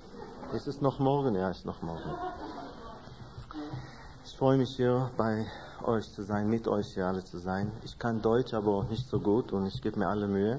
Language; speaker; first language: German; non-native, learner; Hebrew